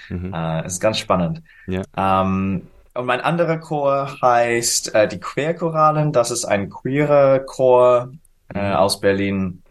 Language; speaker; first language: German; non-native, fluent; English